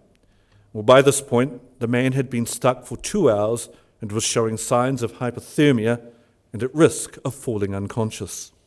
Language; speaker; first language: English; native; English